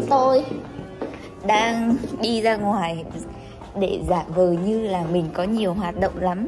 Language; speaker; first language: Vietnamese; native; Vietnamese